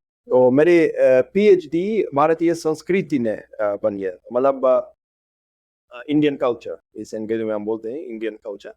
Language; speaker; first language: Hindi; non-native, fluent; Russian